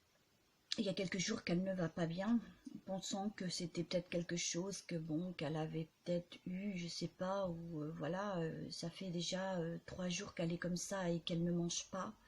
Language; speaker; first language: French; native; French